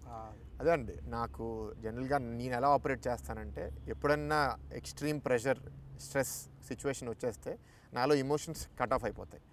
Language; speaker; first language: Telugu; native; Telugu